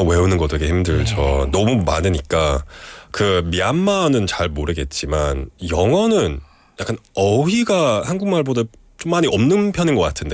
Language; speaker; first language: Korean; non-native, learner; Burmese